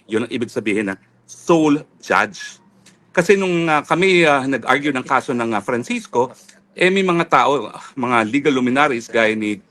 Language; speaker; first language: Filipino; native; Filipino